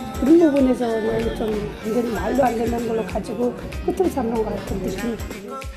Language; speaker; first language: Korean; non-native, fluent; Nepali